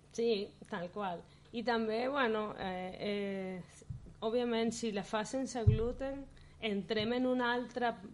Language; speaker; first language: Catalan; non-native, fluent; Spanish